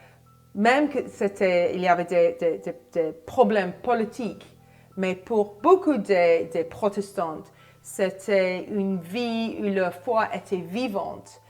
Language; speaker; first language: French; non-native, fluent; English